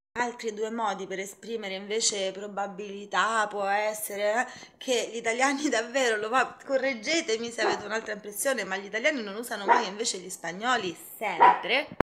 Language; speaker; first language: Italian; native; Italian